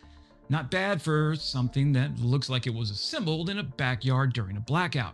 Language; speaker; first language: English; native; English